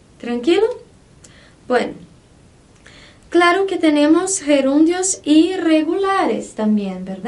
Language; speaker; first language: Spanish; non-native, fluent; Portuguese